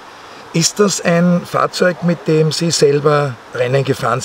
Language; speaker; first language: German; native; German